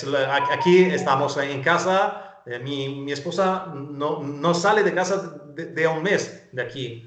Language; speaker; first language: Spanish; non-native, fluent; Italian